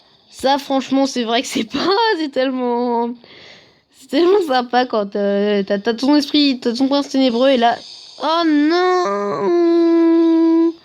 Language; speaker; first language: French; native; French